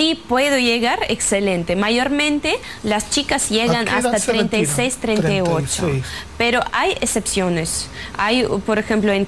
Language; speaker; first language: Spanish; non-native, fluent; Russian